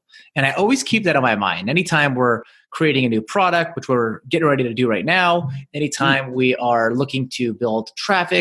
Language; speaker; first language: English; native; English